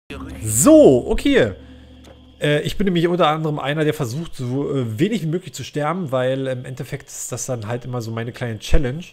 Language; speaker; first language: German; native; German